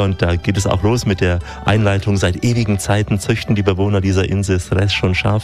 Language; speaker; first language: German; native; German